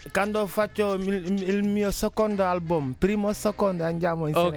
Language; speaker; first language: Italian; non-native, learner; Wolof